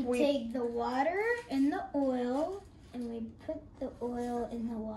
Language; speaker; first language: English; native; English